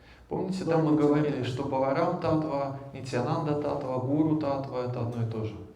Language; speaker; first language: Russian; native; Russian